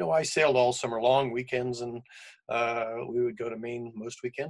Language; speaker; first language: English; native; English